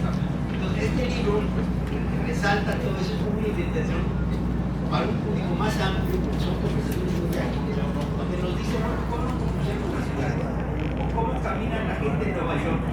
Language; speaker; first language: Spanish; native; Spanish